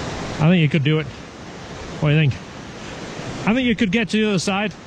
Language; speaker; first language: English; native; English